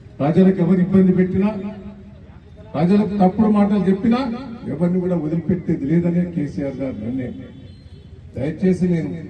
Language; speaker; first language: Telugu; native; Telugu